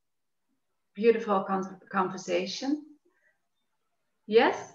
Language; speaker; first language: English; non-native, fluent; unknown